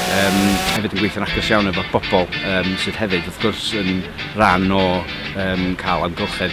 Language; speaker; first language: Welsh; native; Welsh